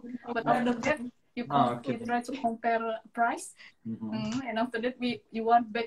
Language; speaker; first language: English; non-native, learner; Indonesian